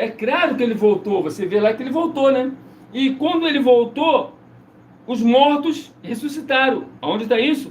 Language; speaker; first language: Portuguese; native; Portuguese